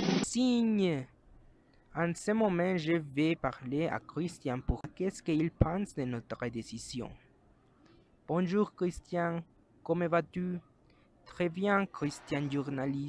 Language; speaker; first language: French; non-native, learner; Spanish